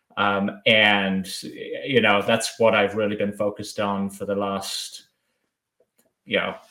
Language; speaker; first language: English; native; English